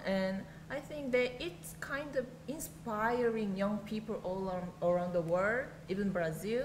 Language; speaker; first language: English; non-native, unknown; Korean